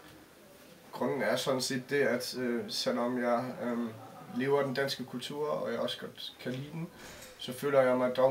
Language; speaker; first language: Danish; early bilingual, heritage; German